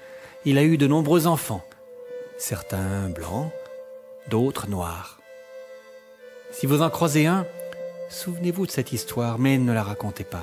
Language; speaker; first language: French; native; French